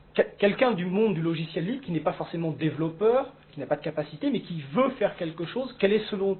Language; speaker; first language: French; native; French